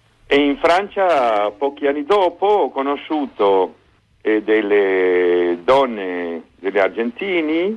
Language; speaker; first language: Italian; non-native, fluent; Spanish